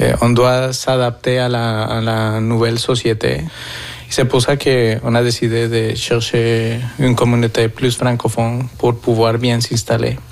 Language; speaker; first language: French; non-native, fluent; Spanish